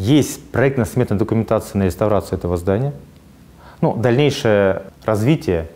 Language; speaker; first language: Russian; native; Russian